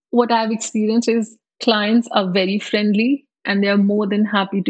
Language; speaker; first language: English; non-native, local second language; Hindi